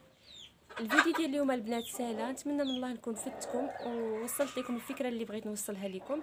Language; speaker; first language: Arabic; native; Arabic